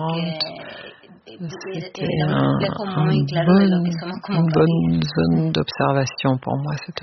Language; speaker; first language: French; non-native, fluent; Spanish